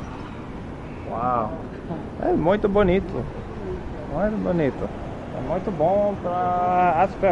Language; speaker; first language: Portuguese; non-native, learner; English